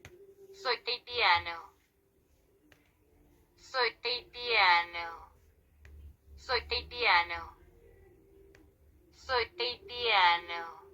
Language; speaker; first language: Spanish; non-native, learner; Haitian Creole